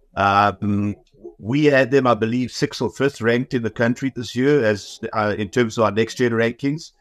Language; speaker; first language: English; native; English